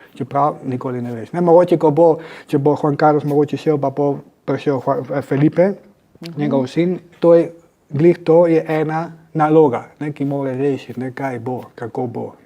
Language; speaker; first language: Slovenian; non-native, fluent; Spanish